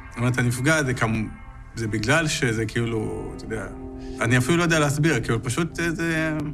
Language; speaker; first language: Hebrew; early bilingual, other home language; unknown